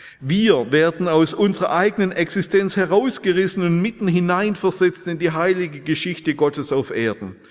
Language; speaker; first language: German; native; German